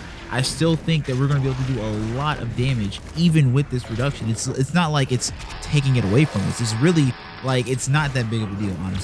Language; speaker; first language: English; native; English